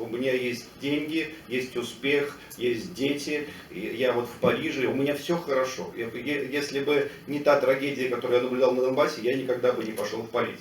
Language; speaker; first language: Russian; native; Russian